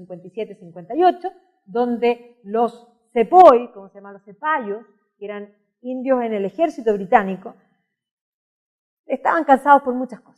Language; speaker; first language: Spanish; native; Spanish